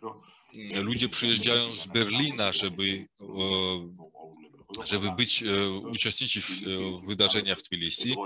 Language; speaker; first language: Polish; non-native, fluent; Georgian